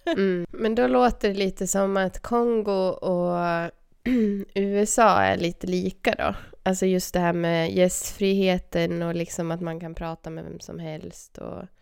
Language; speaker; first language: Swedish; native; Swedish